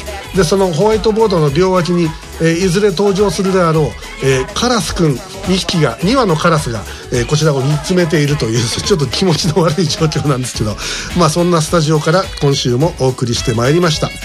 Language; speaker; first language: Japanese; native; Japanese